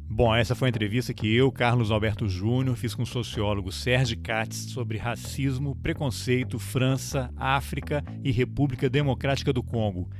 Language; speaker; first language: Portuguese; native; Portuguese